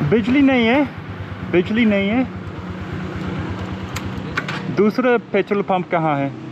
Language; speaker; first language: Hindi; non-native, learner; English